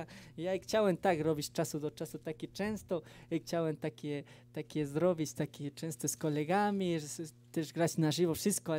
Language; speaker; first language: Polish; non-native, fluent; Spanish